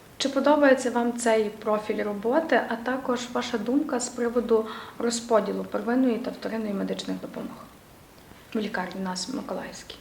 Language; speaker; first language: Ukrainian; native; Ukrainian